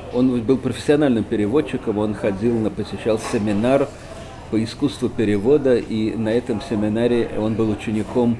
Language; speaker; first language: Russian; native; Russian